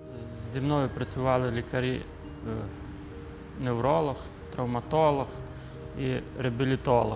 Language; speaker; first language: Ukrainian; native; Ukrainian